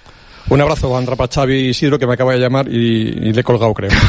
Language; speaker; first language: Spanish; native; Spanish